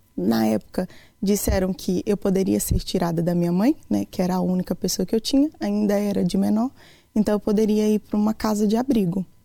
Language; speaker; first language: Portuguese; native; Portuguese